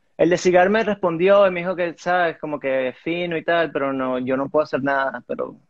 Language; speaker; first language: Spanish; native; Spanish